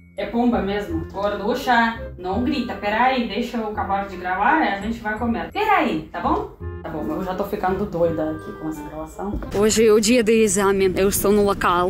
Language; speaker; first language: Portuguese; non-native, fluent; Russian